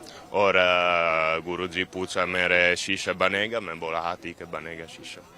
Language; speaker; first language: Hindi; non-native, learner; Italian